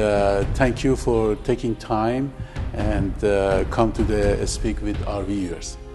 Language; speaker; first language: English; non-native, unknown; Persian